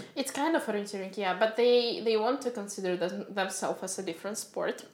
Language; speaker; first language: English; non-native, fluent; Russian